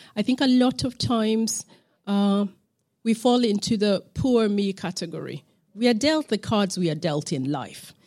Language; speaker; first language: English; non-native, local second language; Acoli